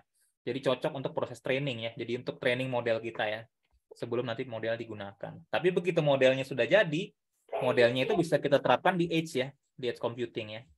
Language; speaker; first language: Indonesian; native; Indonesian